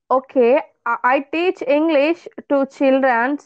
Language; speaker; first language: English; non-native, local second language; Telugu